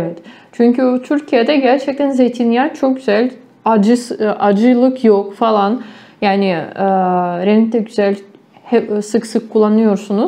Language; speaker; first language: Turkish; non-native, fluent; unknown